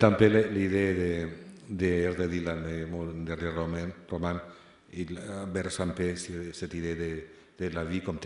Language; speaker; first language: French; non-native, fluent; Spanish